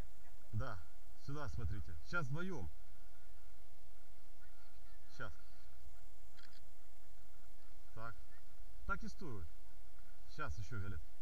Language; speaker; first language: Russian; native; Russian